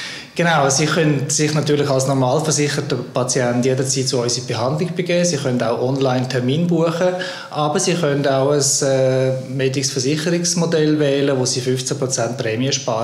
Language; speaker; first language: German; native; German